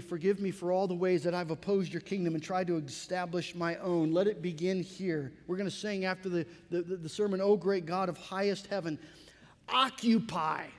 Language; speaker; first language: English; native; English